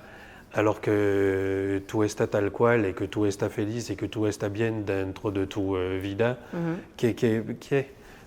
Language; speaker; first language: Spanish; non-native, fluent; French